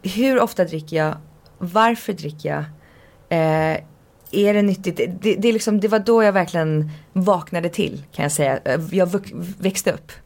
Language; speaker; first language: Swedish; early bilingual, heritage; Swedish